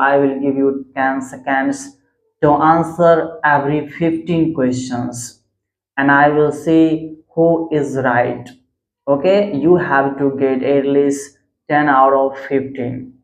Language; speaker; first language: English; non-native, local second language; Hindi